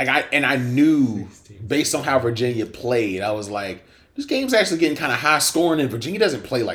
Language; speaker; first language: English; native; English